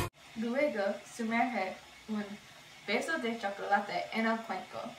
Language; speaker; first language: Spanish; non-native, learner; English